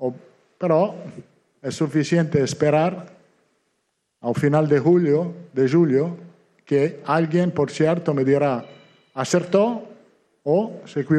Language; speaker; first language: Portuguese; non-native, learner; Italian